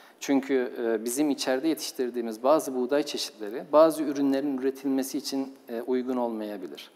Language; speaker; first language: Turkish; native; Turkish